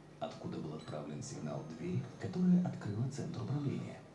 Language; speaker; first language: Russian; native; Russian